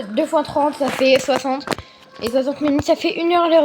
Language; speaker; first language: French; native; French